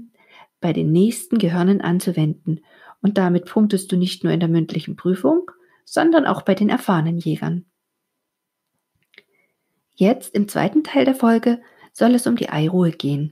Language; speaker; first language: German; native; German